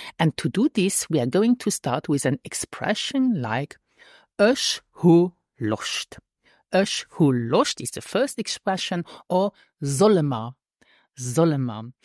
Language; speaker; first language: English; non-native, fluent; Luxembourgish